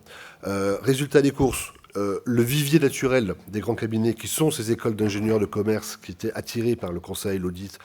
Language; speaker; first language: French; native; French